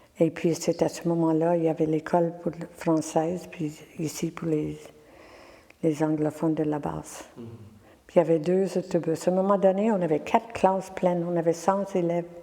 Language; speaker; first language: French; non-native, local second language; English